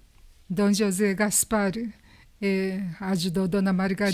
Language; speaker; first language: Portuguese; non-native, learner; Japanese